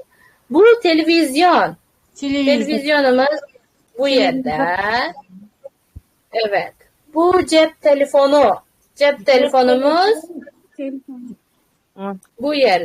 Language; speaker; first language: Turkish; non-native, fluent; Uzbek